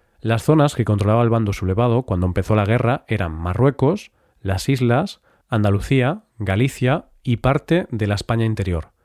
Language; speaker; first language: Spanish; native; Spanish